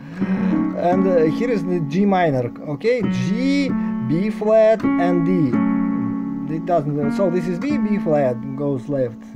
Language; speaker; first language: English; non-native, fluent; Russian